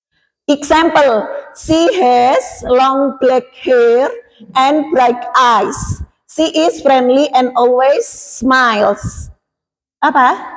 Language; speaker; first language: English; non-native, learner; Indonesian